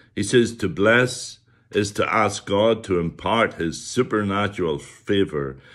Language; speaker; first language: English; native; English